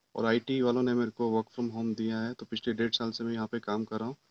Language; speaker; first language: Hindi; native; Hindi